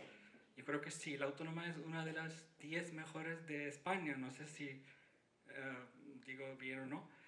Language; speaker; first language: Spanish; non-native, fluent; Hindi